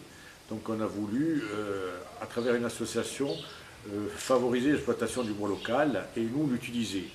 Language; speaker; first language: French; native; French